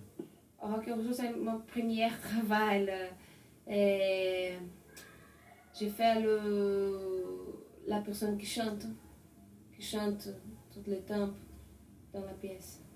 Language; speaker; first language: French; non-native, learner; Portuguese